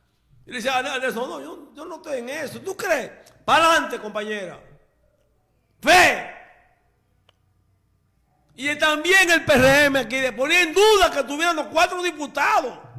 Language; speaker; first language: Spanish; native; Spanish